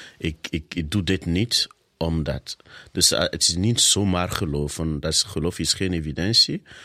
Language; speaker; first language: Dutch; non-native, fluent; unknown